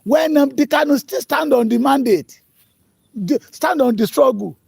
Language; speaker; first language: English; non-native, local second language; Yoruba